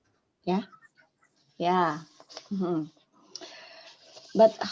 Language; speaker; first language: English; non-native, learner; Indonesian